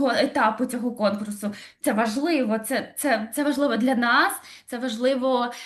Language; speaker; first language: Ukrainian; native; Ukrainian